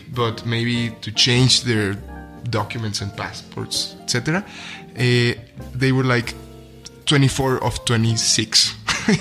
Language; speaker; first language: English; non-native, fluent; Spanish